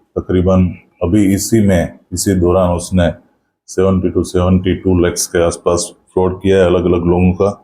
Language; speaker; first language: Hindi; non-native, local second language; Gujarati